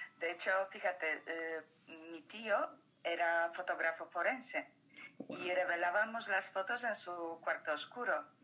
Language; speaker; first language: Spanish; non-native, fluent; Polish